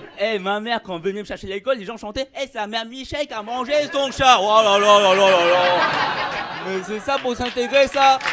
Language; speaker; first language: French; early bilingual, other home language; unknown